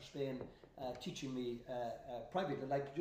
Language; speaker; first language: English; native; English